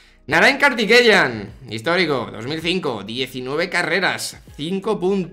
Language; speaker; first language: Spanish; native; Spanish